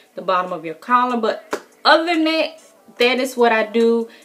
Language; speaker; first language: English; native; English